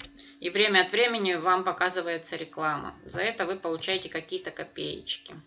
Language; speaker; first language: Russian; native; Russian